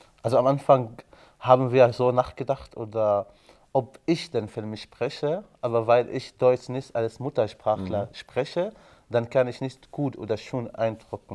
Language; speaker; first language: German; non-native, fluent; Arabic